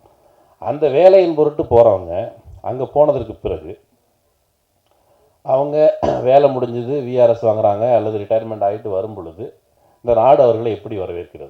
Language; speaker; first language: Tamil; native; Tamil